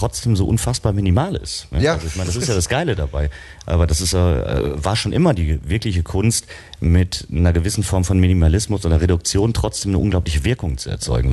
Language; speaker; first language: German; native; German